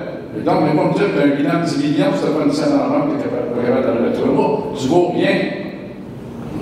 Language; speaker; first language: French; native; French